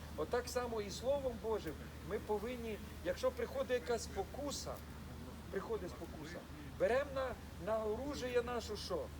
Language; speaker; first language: Ukrainian; native; Ukrainian